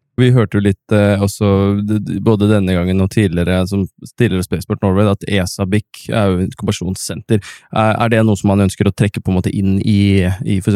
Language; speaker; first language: Norwegian; native; Norwegian